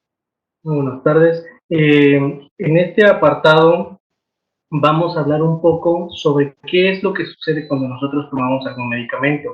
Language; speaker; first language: Spanish; native; Spanish